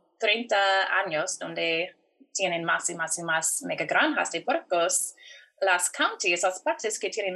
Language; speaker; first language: Spanish; non-native, fluent; English